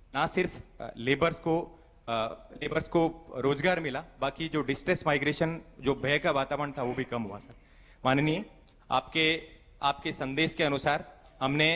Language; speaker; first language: Hindi; native; Hindi